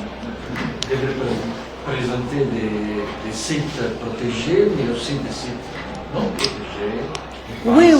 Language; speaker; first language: French; non-native, fluent; Italian